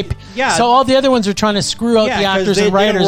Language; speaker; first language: English; native; English